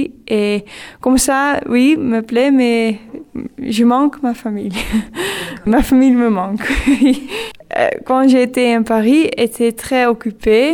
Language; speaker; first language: French; non-native, learner; Dutch